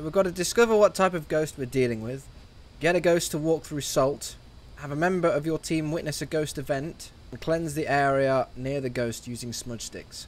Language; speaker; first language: English; native; English